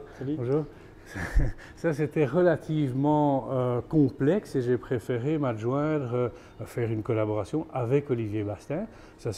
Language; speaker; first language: French; native; French